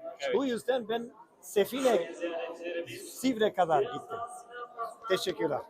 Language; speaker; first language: Turkish; non-native, learner; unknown